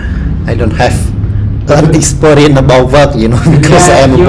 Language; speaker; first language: English; non-native, learner; Khmer